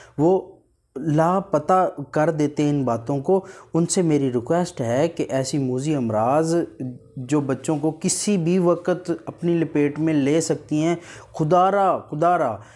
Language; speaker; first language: Urdu; native; Urdu